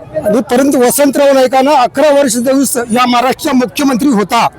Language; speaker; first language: Marathi; non-native, local second language; Lambadi